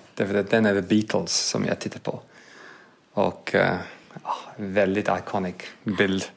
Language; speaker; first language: Swedish; non-native, fluent; English